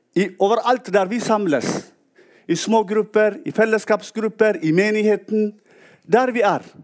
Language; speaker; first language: Norwegian; non-native, fluent; Tigrinya